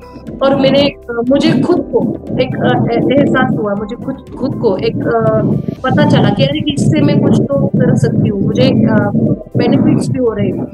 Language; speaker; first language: Hindi; native; Hindi